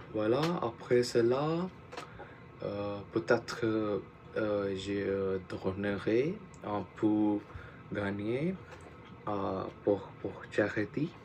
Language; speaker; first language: French; non-native, learner; Punjabi